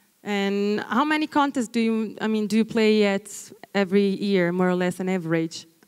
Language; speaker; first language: English; non-native, fluent; Italian